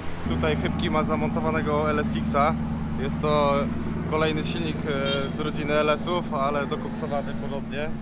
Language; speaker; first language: Polish; native; Polish